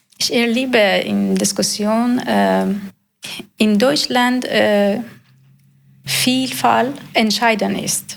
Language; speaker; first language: German; non-native, learner; Persian